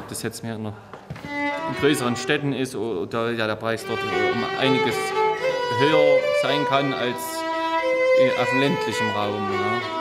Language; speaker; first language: German; native; German